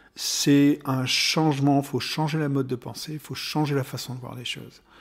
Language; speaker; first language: French; non-native, fluent; German